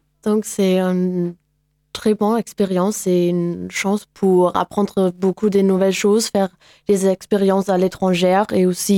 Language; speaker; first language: French; non-native, learner; German